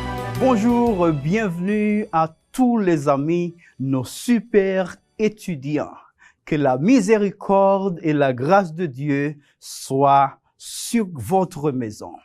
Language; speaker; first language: French; non-native, fluent; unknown